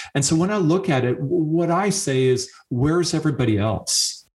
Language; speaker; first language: English; native; English